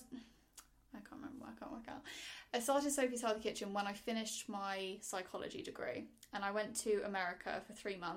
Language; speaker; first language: English; native; English